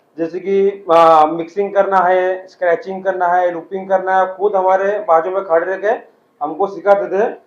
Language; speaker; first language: Hindi; native; Hindi